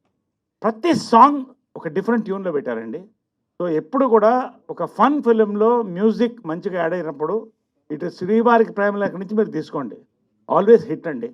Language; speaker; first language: Telugu; native; Telugu